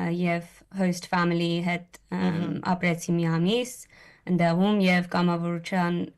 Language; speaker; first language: Armenian; early bilingual, heritage; Armenian